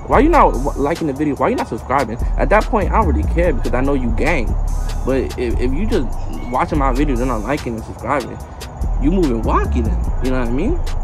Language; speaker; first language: English; early bilingual, other home language; Spanish